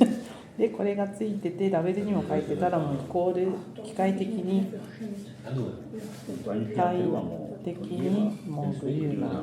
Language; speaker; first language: Japanese; native; Japanese